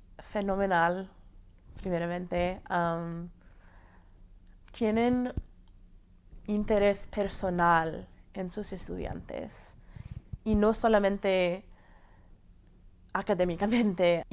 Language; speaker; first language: Spanish; non-native, fluent; English